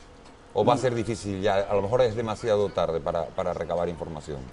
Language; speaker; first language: Spanish; native; Spanish